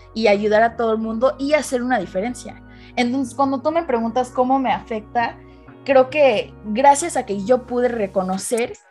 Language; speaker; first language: Spanish; early bilingual, heritage; Spanish